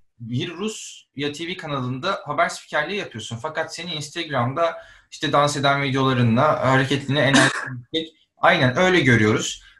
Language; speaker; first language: Turkish; native; Turkish